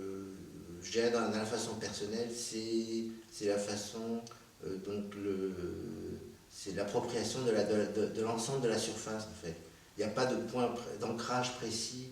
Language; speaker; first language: French; early bilingual, other home language; Korean